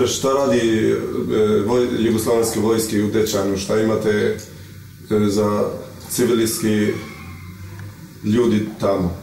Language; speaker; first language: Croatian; non-native, local second language; Albanian